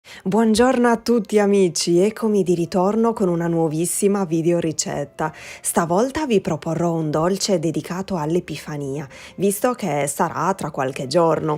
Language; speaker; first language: Italian; native; Italian